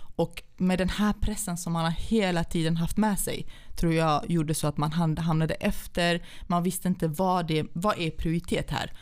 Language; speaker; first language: Swedish; early bilingual, other home language; Central Kurdish